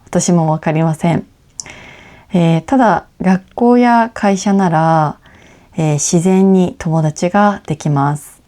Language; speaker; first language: Japanese; native; Japanese